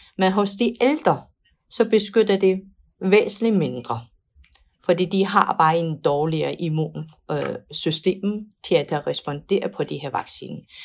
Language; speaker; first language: Danish; non-native, fluent; Chinese